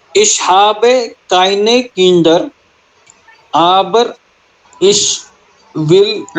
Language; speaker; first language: German; non-native, learner; Hindi